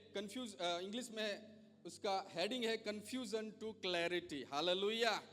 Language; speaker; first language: Hindi; non-native, local second language; Gujarati